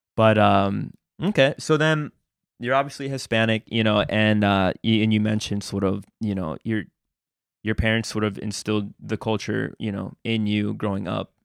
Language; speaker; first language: English; early bilingual, other home language; Spanish